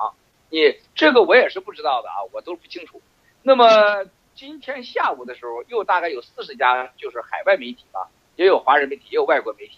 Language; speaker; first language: Chinese; native; Chinese